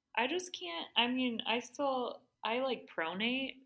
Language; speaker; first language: English; native; English